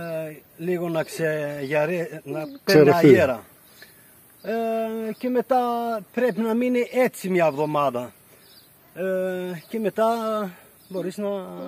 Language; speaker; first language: Greek; non-native, local second language; Bulgarian